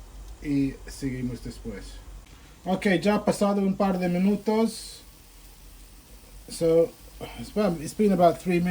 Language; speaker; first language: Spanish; non-native, fluent; Bangla